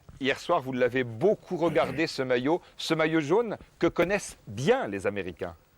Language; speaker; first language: French; native; French